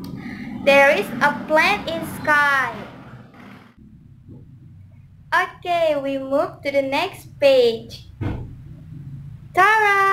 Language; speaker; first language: English; non-native, learner; Indonesian